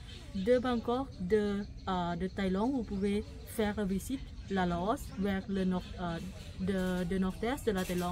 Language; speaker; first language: French; non-native, fluent; Thai